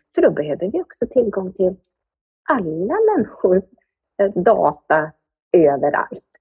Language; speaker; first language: Swedish; native; Swedish